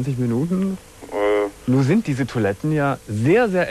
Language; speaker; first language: German; native; German